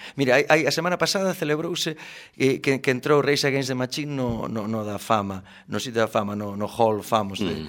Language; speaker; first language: Galician; native; Galician